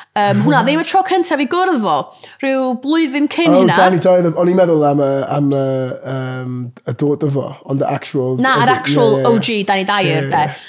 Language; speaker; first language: Welsh; non-native, local second language; English